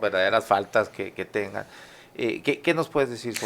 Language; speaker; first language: Spanish; native; Spanish